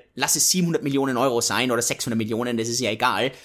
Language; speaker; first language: German; native; German